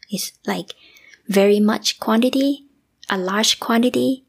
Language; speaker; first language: English; non-native, fluent; Thai